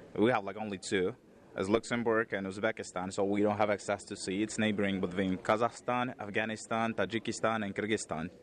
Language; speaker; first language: English; non-native, fluent; Uzbek